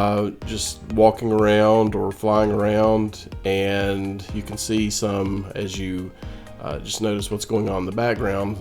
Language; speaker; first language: English; native; English